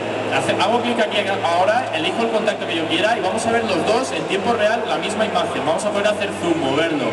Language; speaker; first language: Spanish; native; Spanish